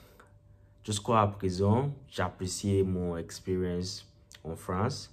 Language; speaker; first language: French; non-native, learner; Yoruba